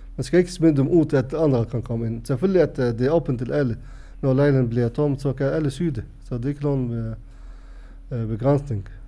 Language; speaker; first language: Danish; non-native, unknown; Arabic